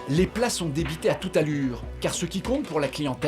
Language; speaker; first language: French; native; French